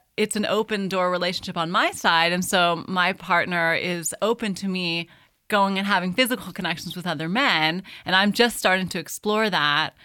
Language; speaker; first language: English; native; English